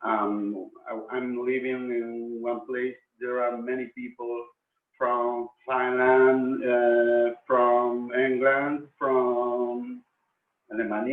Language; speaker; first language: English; non-native, learner; Spanish